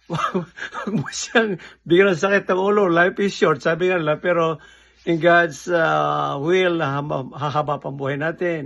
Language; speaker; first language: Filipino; native; Filipino